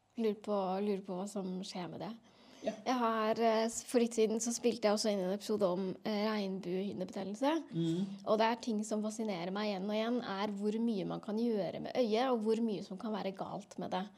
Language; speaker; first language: Norwegian; native; Norwegian